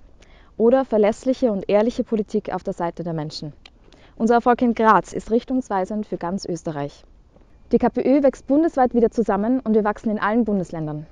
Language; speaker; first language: German; native; German